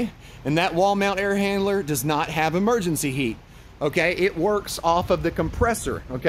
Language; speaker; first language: English; native; English